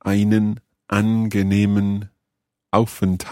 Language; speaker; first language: German; non-native, learner; English